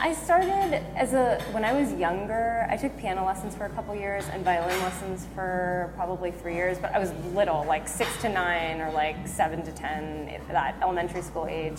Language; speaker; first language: English; native; English